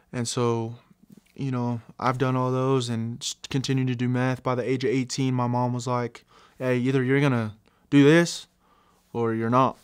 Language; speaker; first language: English; native; English